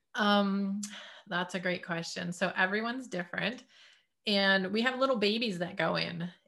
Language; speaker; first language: English; native; English